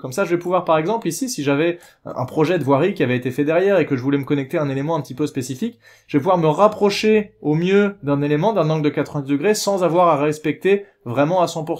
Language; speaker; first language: French; native; French